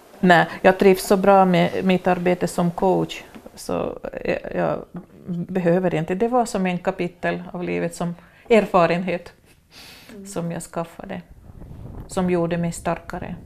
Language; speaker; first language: Swedish; non-native, fluent; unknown